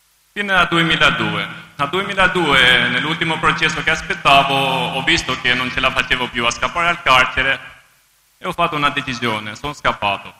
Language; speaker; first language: Italian; non-native, fluent; Albanian